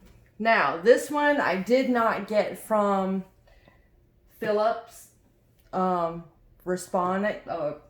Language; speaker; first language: English; native; English